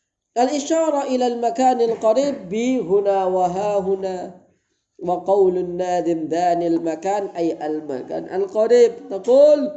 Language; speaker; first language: Arabic; non-native, fluent; Indonesian